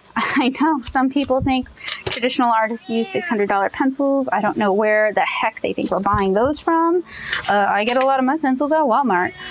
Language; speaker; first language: English; native; English